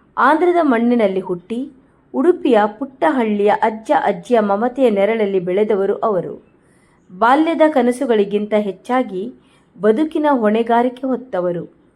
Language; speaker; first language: Kannada; non-native, local second language; Konkani